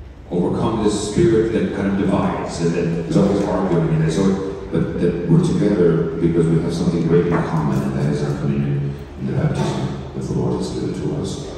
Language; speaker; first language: English; early bilingual, other home language; Spanish